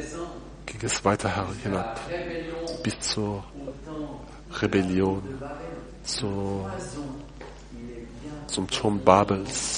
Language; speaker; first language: German; non-native, fluent; French